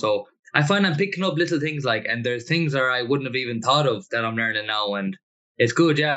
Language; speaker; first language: English; native; English